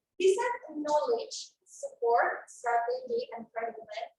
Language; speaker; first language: English; non-native, fluent; Indonesian